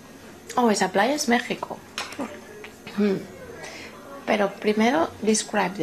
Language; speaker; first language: Spanish; non-native, fluent; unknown